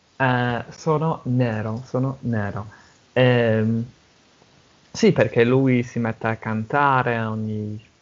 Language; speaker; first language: Italian; non-native, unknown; English